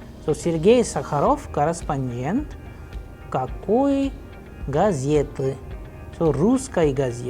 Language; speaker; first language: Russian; non-native, fluent; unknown